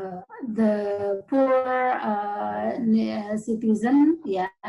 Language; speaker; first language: English; non-native, learner; Indonesian